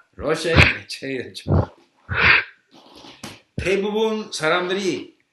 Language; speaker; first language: Korean; non-native, learner; English